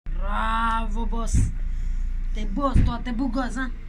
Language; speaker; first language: French; non-native, local second language; Romanian